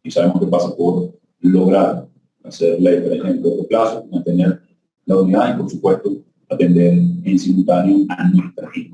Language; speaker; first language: Spanish; native; Spanish